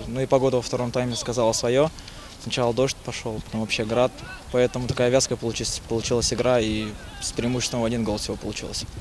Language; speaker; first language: Russian; native; Russian